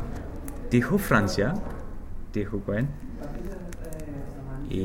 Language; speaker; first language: Spanish; non-native, learner; English